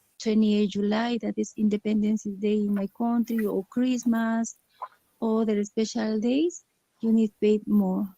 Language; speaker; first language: English; non-native, learner; Spanish